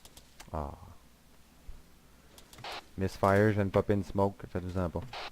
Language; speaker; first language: French; native; French